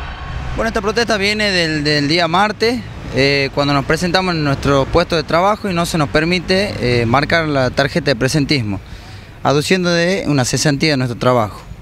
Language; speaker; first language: Spanish; native; Spanish